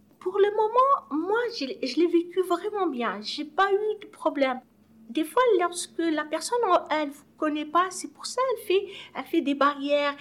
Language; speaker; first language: French; non-native, local second language; Arabic